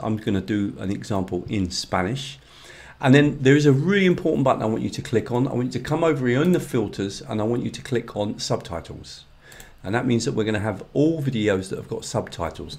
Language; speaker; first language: English; native; English